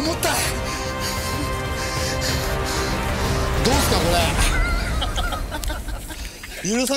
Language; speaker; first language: Japanese; native; Japanese